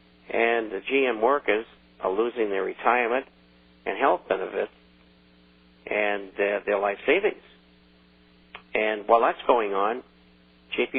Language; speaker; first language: English; native; English